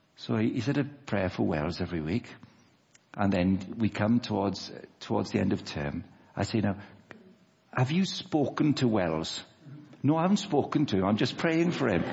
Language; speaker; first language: English; native; English